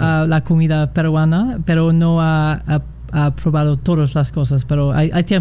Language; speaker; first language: Spanish; non-native, fluent; English